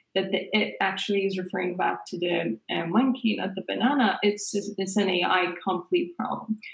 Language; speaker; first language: English; non-native, fluent; Persian